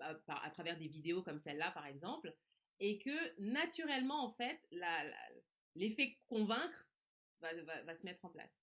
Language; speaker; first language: French; native; French